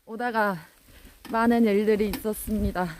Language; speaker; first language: Korean; native; Korean